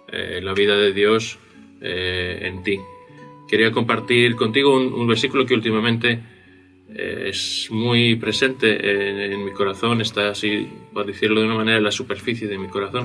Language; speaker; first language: Spanish; non-native, fluent; Greek